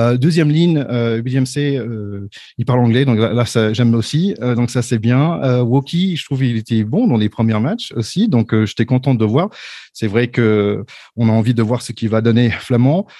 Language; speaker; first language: French; non-native, fluent; English